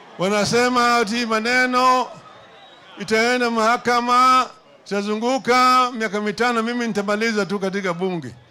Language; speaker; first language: Swahili; non-native, local second language; Luo (Kenya and Tanzania)